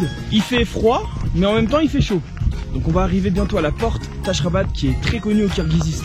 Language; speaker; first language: French; native; French